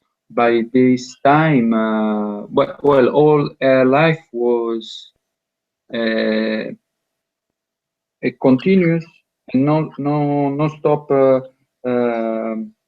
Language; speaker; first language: English; non-native, learner; Italian